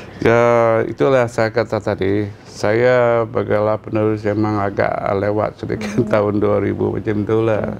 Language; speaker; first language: Malay; non-native, local second language; Iban